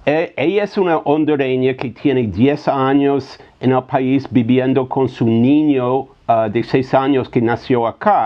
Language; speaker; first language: Spanish; non-native, fluent; English